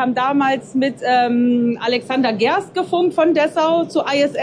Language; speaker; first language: German; native; German